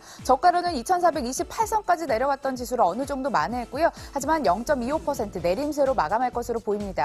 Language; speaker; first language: Korean; native; Korean